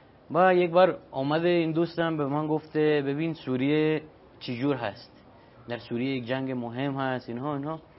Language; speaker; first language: Persian; non-native, learner; Spanish